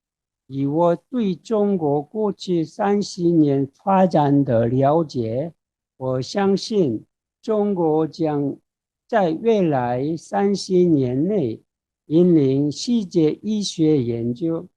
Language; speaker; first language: Chinese; non-native, fluent; Korean